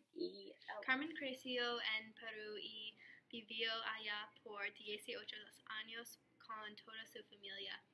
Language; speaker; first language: Spanish; non-native, learner; English